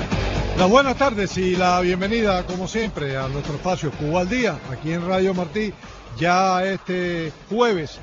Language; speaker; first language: Spanish; native; Spanish